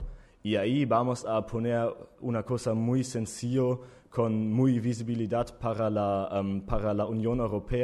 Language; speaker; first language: Spanish; non-native, learner; German